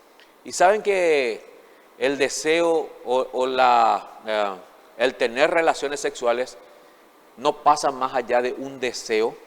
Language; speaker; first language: Spanish; native; Spanish